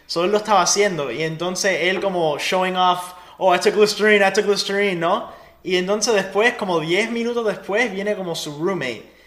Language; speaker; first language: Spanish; early bilingual, heritage; German